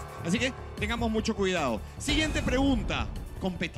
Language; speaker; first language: Spanish; native; Spanish